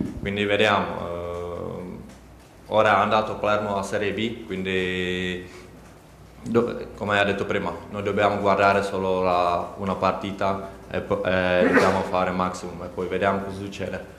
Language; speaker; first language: Italian; non-native, learner; Czech